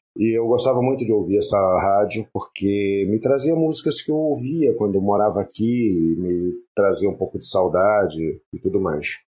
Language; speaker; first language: Portuguese; early bilingual, other home language; French